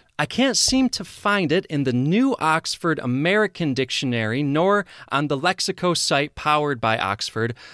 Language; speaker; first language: English; native; English